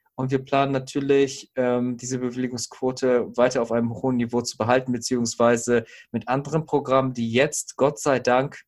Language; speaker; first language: German; native; German